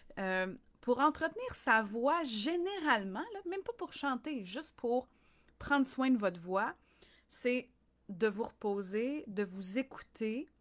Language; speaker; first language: French; native; French